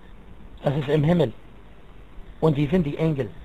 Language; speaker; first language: German; non-native, fluent; Arabic